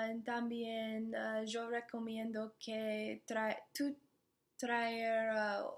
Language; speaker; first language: Spanish; non-native, learner; English